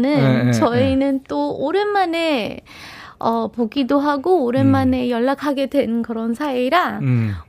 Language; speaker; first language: Korean; non-native, fluent; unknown